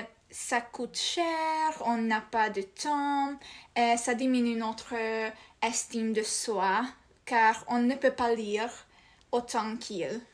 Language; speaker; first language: French; non-native, learner; Hungarian